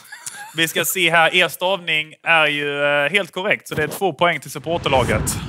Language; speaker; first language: Swedish; native; Swedish